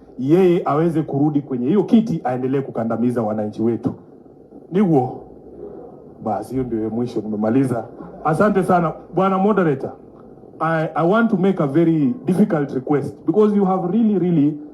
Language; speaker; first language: Swahili; non-native, local second language; Luyia